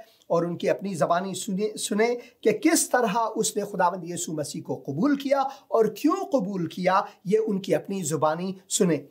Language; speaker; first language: Hindi; non-native, fluent; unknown